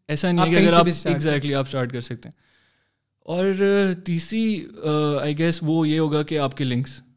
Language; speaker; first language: Urdu; native; Urdu